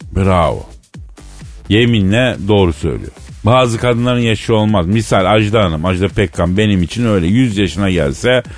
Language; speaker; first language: Turkish; non-native, fluent; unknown